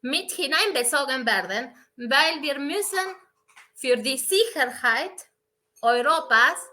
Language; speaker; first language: German; non-native, fluent; Spanish